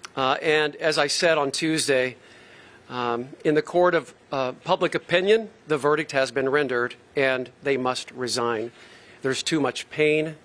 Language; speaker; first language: English; native; English